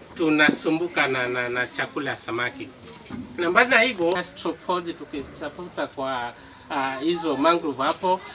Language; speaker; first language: Swahili; native; Swahili